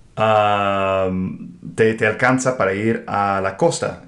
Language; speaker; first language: Spanish; non-native, fluent; English